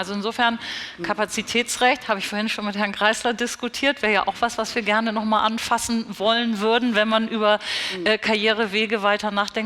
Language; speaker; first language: German; native; German